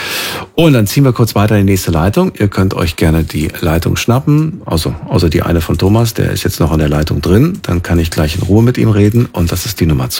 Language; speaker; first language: German; native; German